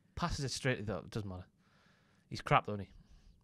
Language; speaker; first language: English; native; English